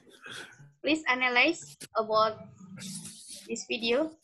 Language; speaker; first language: English; non-native, learner; Indonesian